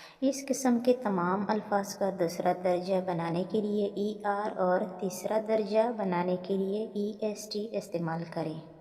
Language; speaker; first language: Urdu; non-native, local second language; Pashto